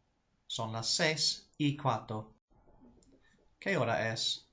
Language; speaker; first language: Spanish; non-native, fluent; English